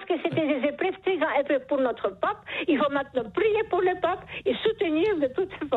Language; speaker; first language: French; non-native, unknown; Polish